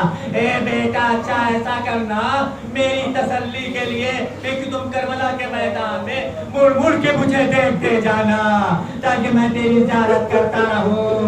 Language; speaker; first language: Urdu; native; Urdu